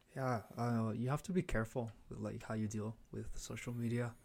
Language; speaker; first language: English; early bilingual, other home language; Spanish